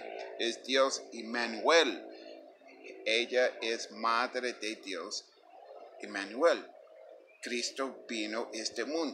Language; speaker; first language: Spanish; non-native, fluent; English